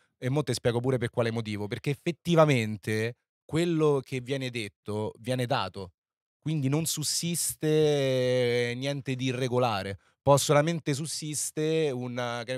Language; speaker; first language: Italian; native; Italian